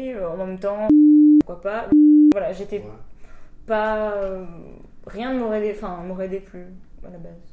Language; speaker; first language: French; native; French